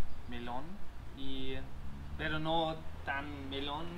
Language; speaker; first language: Spanish; non-native, learner; German